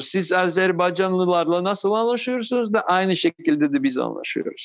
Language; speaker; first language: Turkish; non-native, fluent; Russian